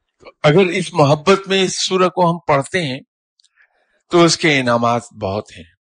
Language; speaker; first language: Urdu; native; Urdu